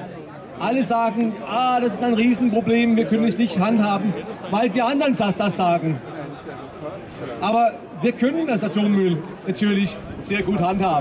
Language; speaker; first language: German; non-native, fluent; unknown